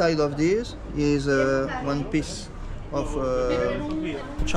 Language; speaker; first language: English; non-native, learner; French